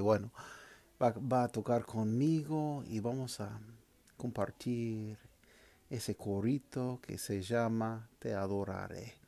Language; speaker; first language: Spanish; non-native, fluent; English